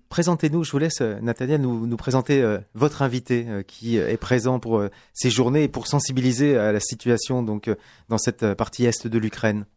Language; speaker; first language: French; native; French